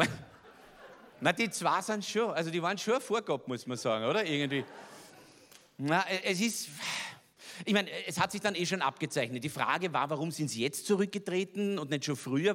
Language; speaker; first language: German; native; German